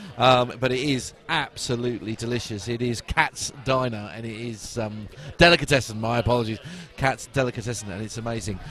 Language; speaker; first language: English; native; English